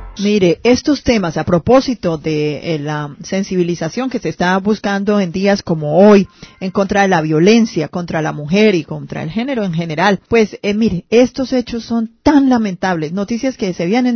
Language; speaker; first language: Spanish; native; Spanish